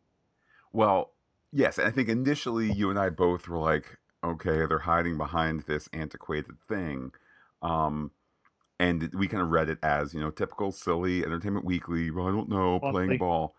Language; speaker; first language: English; native; English